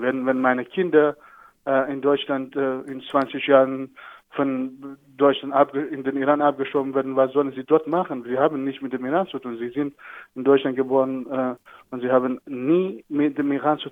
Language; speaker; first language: German; non-native, fluent; Persian